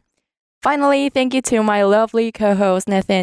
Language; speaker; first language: English; non-native, fluent; Korean